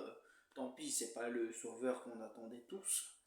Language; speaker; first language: French; native; French